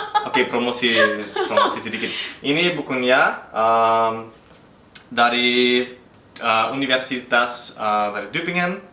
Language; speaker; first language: Indonesian; non-native, learner; German